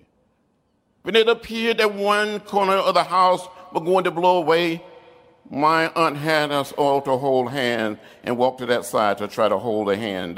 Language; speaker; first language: English; native; English